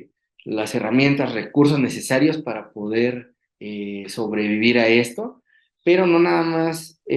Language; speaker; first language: Spanish; native; Spanish